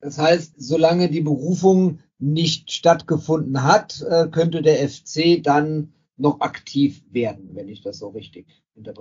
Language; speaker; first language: German; native; German